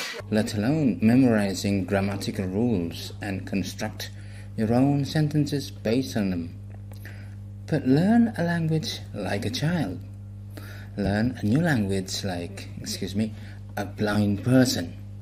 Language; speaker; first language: English; non-native, fluent; Indonesian